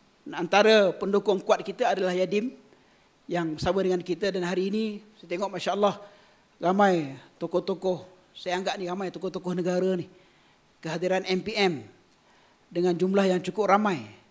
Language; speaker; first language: Malay; native; Malay